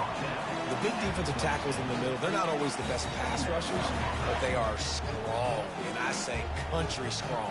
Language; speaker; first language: English; native; English